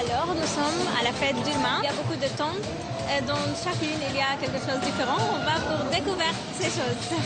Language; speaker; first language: French; non-native, fluent; Arabic